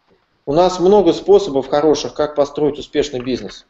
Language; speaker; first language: Russian; native; Russian